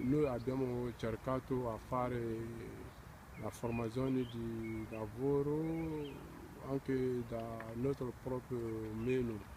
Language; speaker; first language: Italian; non-native, learner; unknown